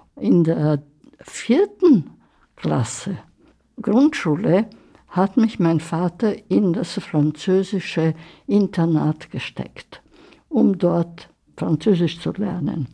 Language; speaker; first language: German; early bilingual, heritage; German